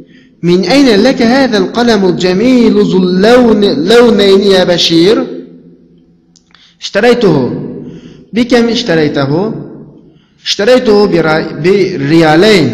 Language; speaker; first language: Arabic; non-native, fluent; Uyghur